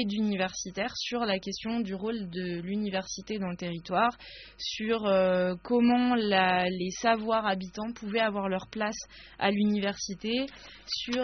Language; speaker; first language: French; native; French